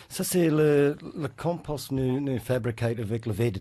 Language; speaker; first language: French; non-native, learner; English